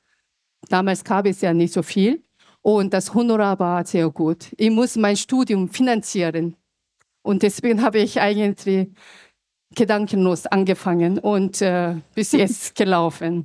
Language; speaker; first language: German; non-native, fluent; Korean